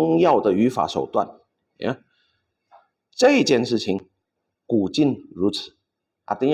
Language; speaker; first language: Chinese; non-native, fluent; Indonesian